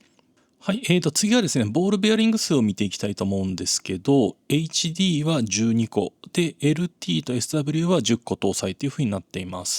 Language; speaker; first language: Japanese; native; Japanese